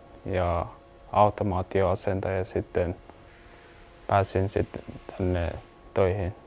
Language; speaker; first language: Finnish; non-native, learner; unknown